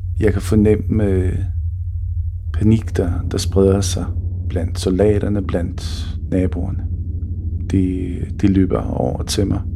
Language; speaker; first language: Danish; early bilingual, other home language; Bosnian